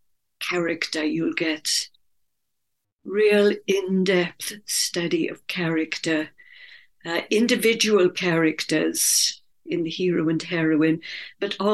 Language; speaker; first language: English; native; English